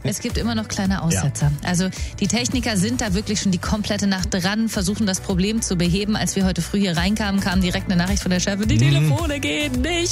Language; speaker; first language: German; native; German